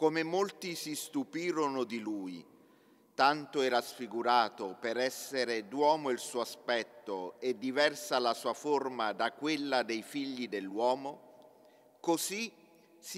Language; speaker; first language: Italian; native; Italian